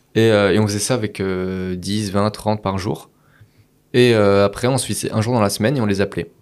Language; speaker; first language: French; native; French